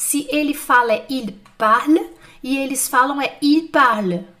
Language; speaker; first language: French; non-native, fluent; Portuguese